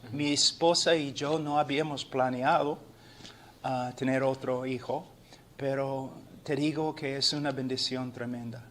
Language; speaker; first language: Spanish; non-native, fluent; English